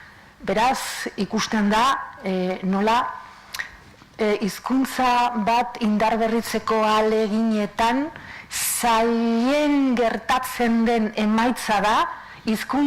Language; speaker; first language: Basque; native; Basque